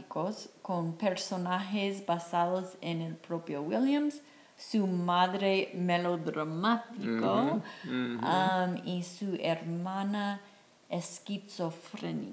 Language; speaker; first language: Spanish; non-native, fluent; English